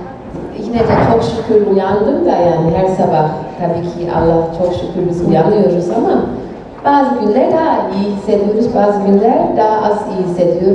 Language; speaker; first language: Turkish; non-native, fluent; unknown